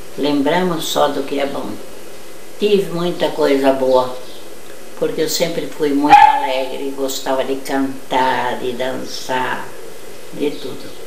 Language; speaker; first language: Portuguese; early bilingual, other home language; German